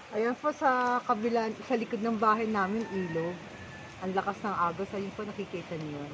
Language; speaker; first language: Filipino; native; Filipino